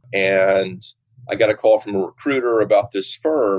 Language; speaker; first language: English; native; English